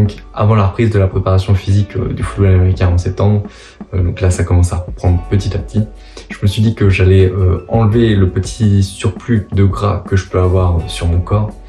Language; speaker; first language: French; native; French